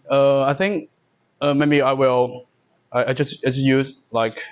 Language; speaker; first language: English; non-native, learner; Chinese